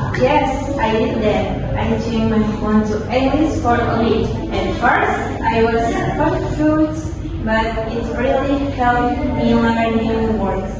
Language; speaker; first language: English; non-native, learner; Indonesian